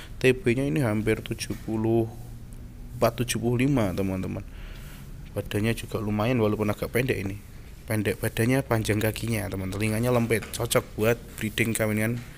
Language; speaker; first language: Indonesian; native; Indonesian